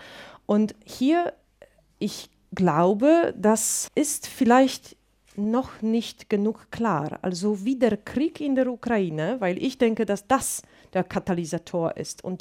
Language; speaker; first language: German; non-native, fluent; Polish